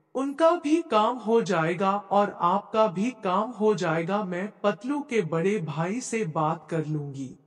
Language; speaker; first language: Hindi; native; Hindi